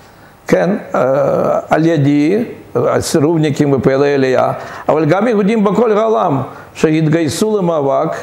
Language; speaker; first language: Hebrew; non-native, fluent; Russian